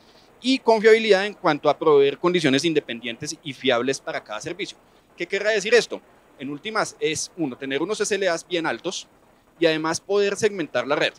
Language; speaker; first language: Spanish; native; Spanish